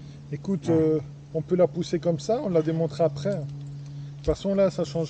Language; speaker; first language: French; native; French